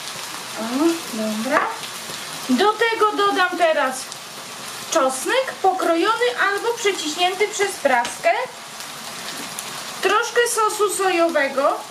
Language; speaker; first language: Polish; native; Polish